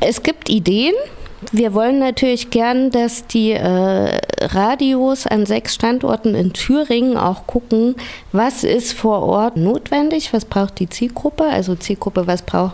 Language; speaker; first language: German; native; German